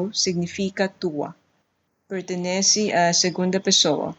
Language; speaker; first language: Portuguese; non-native, fluent; Filipino